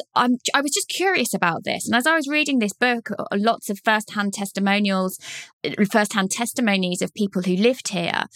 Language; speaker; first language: English; native; English